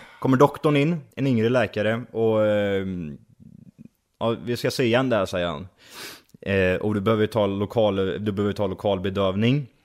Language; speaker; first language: Swedish; native; Swedish